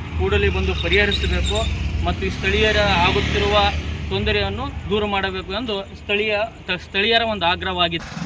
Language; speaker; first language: Kannada; native; Kannada